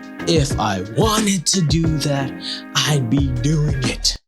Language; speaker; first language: English; native; English